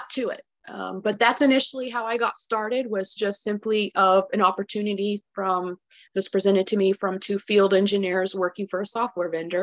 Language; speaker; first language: English; native; English